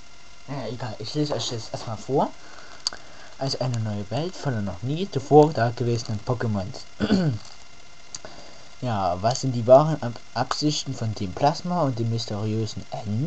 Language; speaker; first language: German; native; German